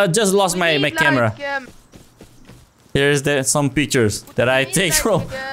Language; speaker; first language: English; non-native, learner; Portuguese